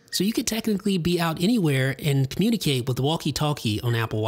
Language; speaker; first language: English; native; English